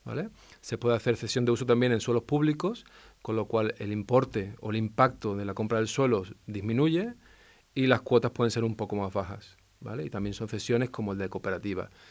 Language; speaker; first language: Spanish; non-native, local second language; Catalan